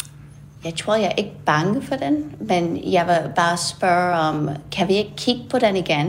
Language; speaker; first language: Danish; non-native, fluent; English